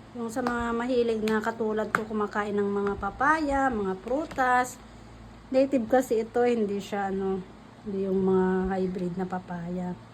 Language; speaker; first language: Filipino; non-native, local second language; Iloko